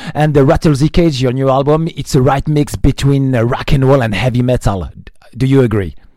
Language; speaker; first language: English; non-native, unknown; French